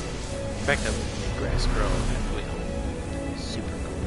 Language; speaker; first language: English; native; English